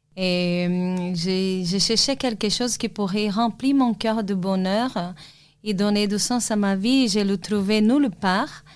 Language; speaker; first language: French; non-native, fluent; Portuguese